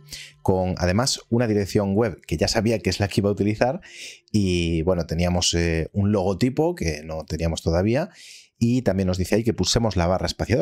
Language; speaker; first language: Spanish; native; Spanish